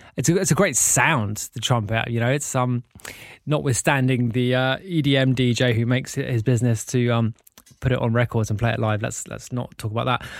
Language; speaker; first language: English; native; English